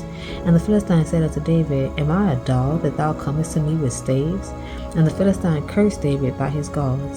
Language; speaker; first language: English; native; English